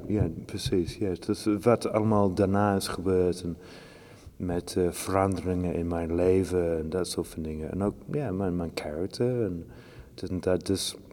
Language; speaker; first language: Dutch; non-native, fluent; English